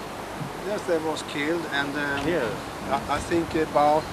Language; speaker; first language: English; non-native, fluent; Swedish